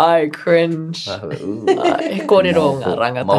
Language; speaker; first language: Māori; non-native, learner; English